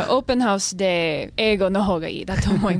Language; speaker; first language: Japanese; non-native, learner; English